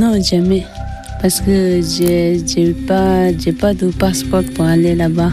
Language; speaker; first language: French; non-native, learner; Tibetan